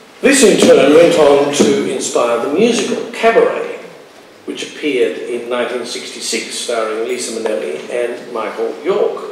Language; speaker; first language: English; native; English